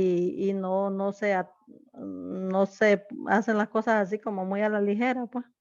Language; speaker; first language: Spanish; native; Spanish